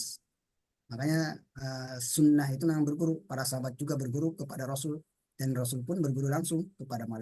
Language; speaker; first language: Indonesian; native; Indonesian